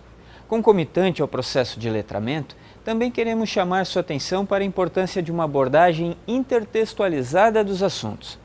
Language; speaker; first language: Portuguese; native; Portuguese